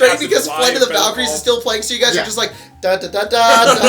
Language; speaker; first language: English; native; English